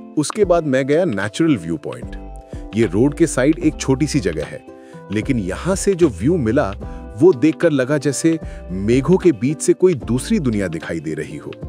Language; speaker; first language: Hindi; non-native, fluent; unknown